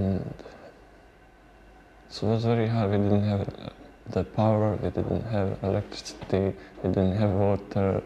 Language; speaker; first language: English; non-native, learner; Bosnian